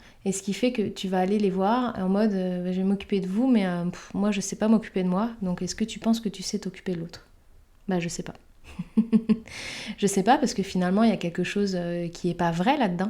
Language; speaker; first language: French; native; French